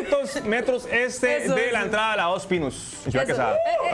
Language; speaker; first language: Spanish; native; Spanish